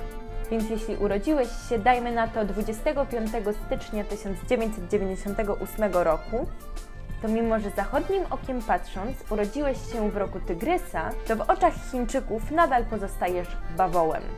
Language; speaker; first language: Polish; native; Polish